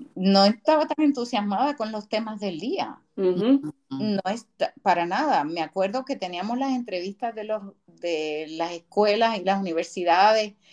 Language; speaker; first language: Spanish; native; Spanish